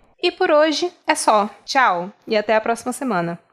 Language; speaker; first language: Portuguese; native; Portuguese